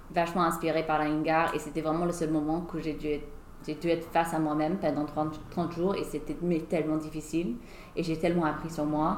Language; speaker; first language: French; non-native, fluent; English